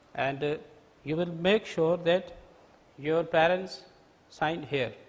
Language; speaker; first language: English; non-native, local second language; Urdu